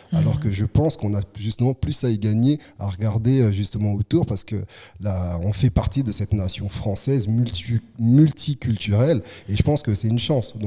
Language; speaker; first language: French; early bilingual, other home language; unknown